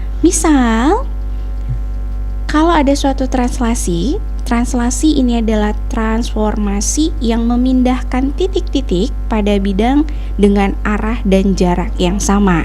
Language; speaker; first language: Indonesian; native; Indonesian